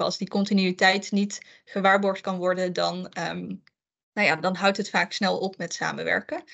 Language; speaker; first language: Dutch; native; Dutch